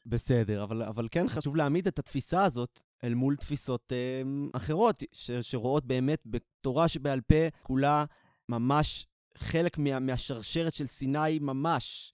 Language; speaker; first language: Hebrew; native; Hebrew